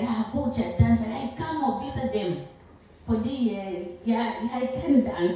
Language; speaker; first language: Danish; non-native, learner; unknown